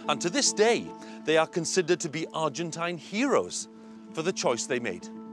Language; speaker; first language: English; non-native, local second language; Welsh